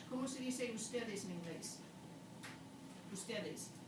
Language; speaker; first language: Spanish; non-native, fluent; English